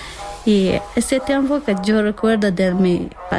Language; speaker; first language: Spanish; non-native, learner; Persian